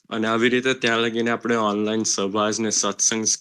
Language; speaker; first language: Gujarati; early bilingual, heritage; Gujarati